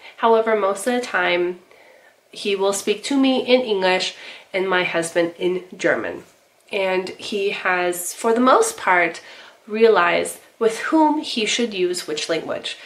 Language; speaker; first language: English; native; English